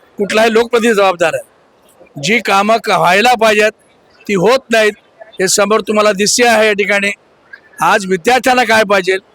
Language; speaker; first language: Marathi; native; Marathi